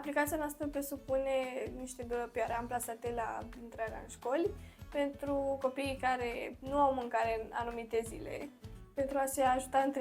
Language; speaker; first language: Romanian; native; Romanian